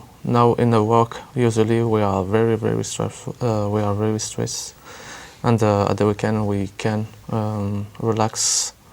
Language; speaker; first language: English; non-native, learner; French